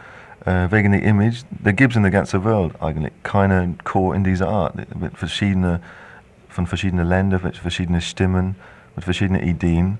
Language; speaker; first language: German; non-native, fluent; English